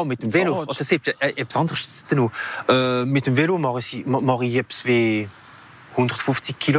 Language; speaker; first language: German; non-native, local second language; French